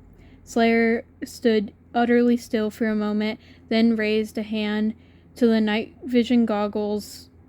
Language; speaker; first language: English; native; English